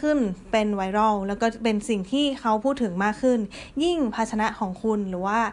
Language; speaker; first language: Thai; native; Thai